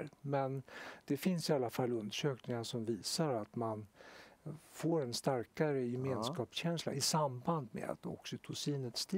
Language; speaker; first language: Swedish; native; Swedish